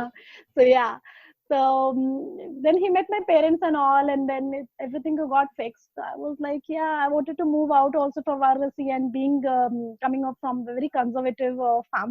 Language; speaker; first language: English; non-native, local second language; Hindi